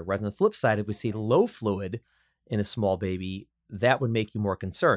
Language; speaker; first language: English; native; English